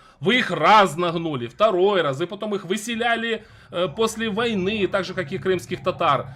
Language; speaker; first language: Russian; native; Russian